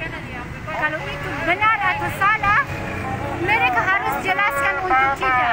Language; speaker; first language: Indonesian; non-native, fluent; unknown